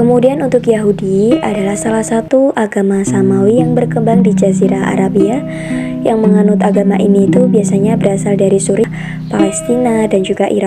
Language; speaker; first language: Indonesian; native; Indonesian